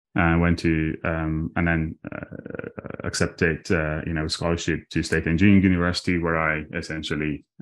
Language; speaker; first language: English; non-native, fluent; Armenian